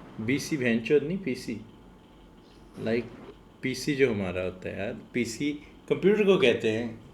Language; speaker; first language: Urdu; non-native, local second language; Punjabi